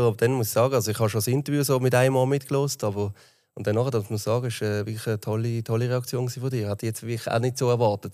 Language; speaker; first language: German; native; German